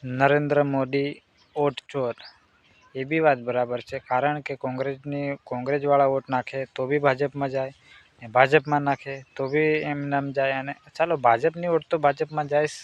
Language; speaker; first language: Gujarati; non-native, local second language; Bhili